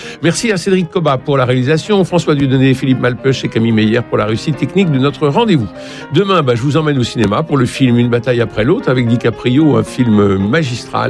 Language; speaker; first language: French; native; French